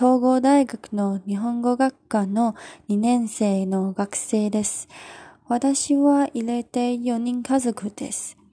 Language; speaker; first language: Japanese; non-native, learner; Chinese